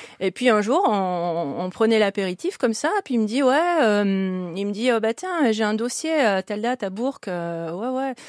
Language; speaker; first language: French; native; French